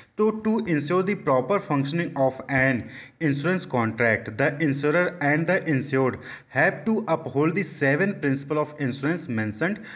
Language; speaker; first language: Hindi; native; Hindi